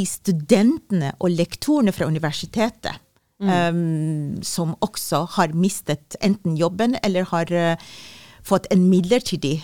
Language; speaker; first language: Norwegian; non-native, fluent; Persian